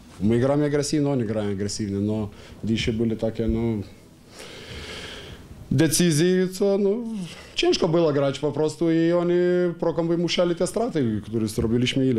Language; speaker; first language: Polish; non-native, learner; Ukrainian